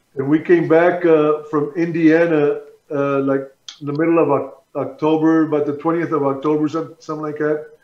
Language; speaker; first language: English; native; English